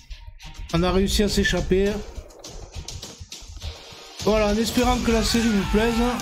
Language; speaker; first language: French; native; French